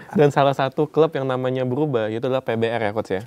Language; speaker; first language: Indonesian; native; Indonesian